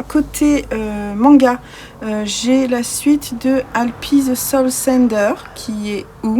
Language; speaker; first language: French; native; French